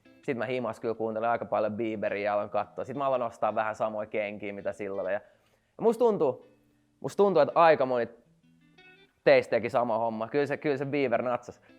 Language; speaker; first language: Finnish; non-native, local second language; Swedish